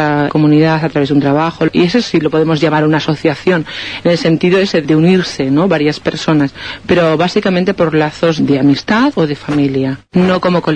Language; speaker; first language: Spanish; native; Spanish